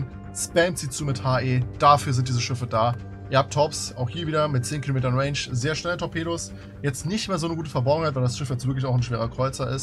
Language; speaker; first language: German; native; German